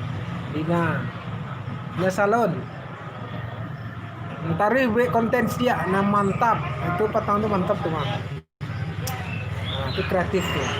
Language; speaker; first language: Indonesian; non-native, local second language; Minangkabau